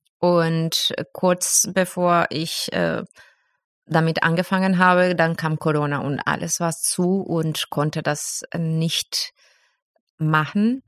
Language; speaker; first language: German; non-native, fluent; Spanish